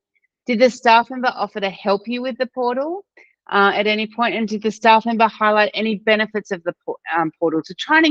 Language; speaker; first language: English; native; English